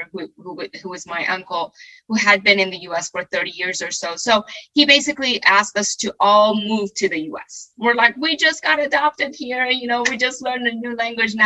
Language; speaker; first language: English; non-native, fluent; Persian